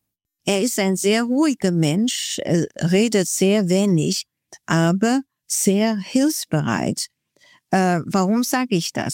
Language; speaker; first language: German; non-native, fluent; Chinese